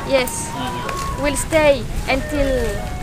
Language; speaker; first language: English; non-native, learner; French